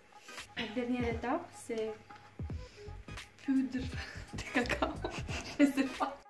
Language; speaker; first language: French; non-native, learner; Romanian